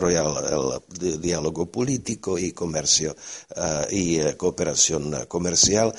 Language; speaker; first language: Spanish; non-native, fluent; Slovak